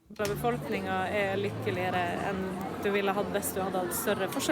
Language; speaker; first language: Norwegian; native; Norwegian